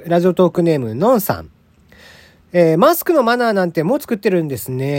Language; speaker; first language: Japanese; native; Japanese